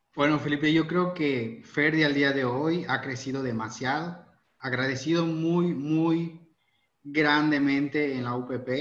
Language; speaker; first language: Spanish; native; Spanish